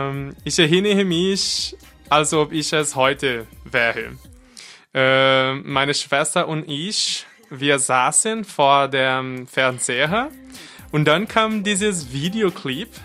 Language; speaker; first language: German; non-native, fluent; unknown